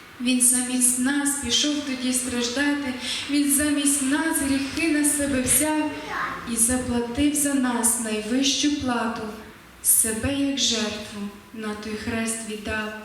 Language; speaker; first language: Ukrainian; native; Ukrainian